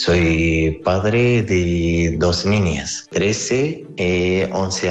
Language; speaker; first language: Spanish; non-native, learner; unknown